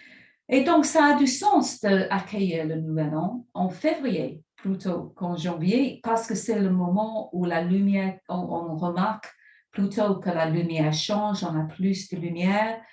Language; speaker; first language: French; non-native, fluent; English